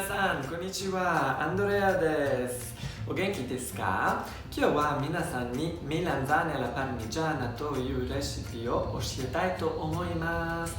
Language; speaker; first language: Japanese; non-native, learner; Italian